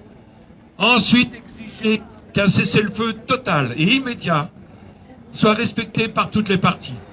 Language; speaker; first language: French; native; French